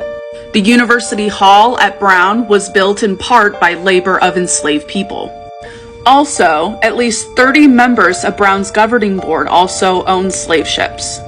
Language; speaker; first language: English; native; English